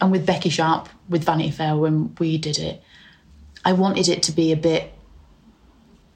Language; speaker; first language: English; native; English